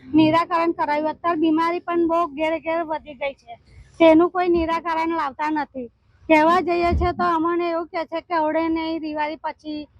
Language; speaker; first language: Gujarati; native; Gujarati